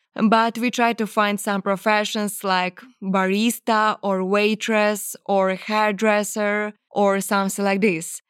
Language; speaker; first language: English; non-native, fluent; Ukrainian